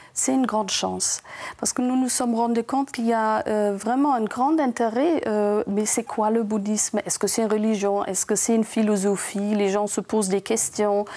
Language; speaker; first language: French; non-native, fluent; German